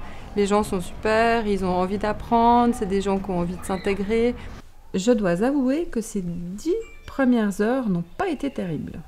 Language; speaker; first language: French; native; French